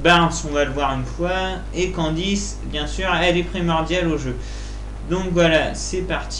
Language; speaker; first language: French; native; French